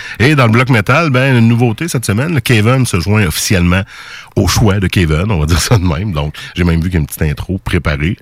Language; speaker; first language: French; native; French